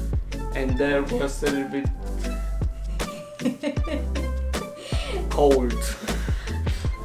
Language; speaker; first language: English; non-native, learner; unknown